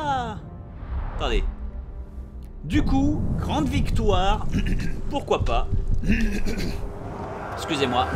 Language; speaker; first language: French; native; French